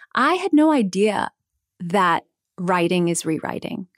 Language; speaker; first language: English; native; English